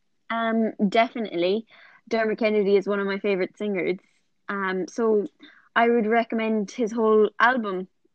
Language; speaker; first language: English; native; English